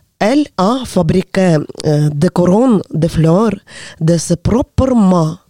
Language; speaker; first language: French; non-native, learner; Ukrainian